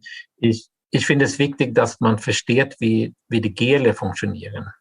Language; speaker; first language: German; non-native, fluent; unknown